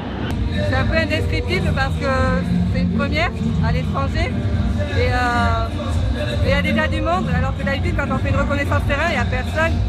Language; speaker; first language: French; native; French